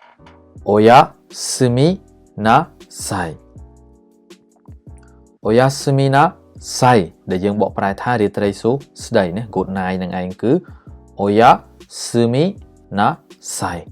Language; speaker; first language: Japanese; non-native, fluent; Khmer